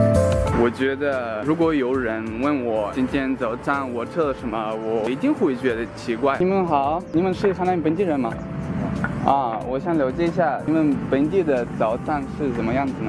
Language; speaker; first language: Chinese; non-native, fluent; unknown